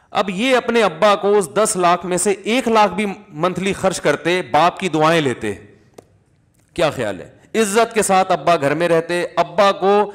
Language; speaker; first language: Urdu; native; Urdu